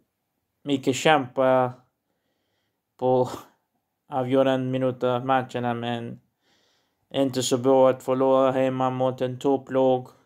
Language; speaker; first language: Swedish; non-native, learner; Portuguese